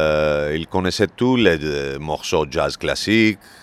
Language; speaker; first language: French; non-native, learner; Greek